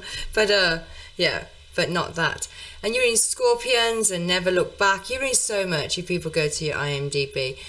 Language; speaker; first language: English; native; English